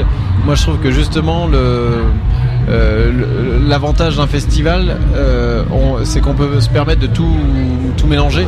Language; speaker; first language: French; native; French